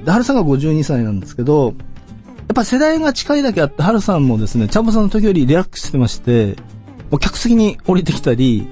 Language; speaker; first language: Japanese; native; Japanese